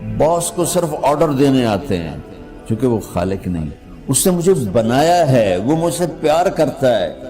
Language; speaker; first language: Urdu; non-native, local second language; Punjabi